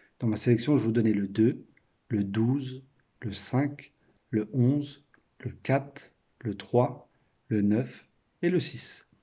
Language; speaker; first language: French; native; French